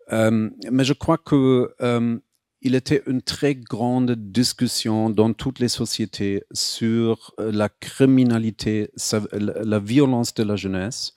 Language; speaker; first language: French; non-native, fluent; German